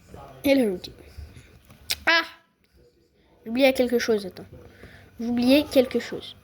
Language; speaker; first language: French; native; French